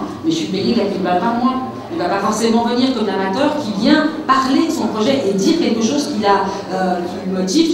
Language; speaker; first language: French; native; French